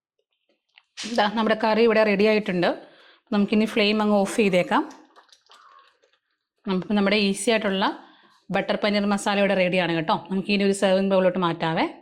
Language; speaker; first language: Malayalam; native; Malayalam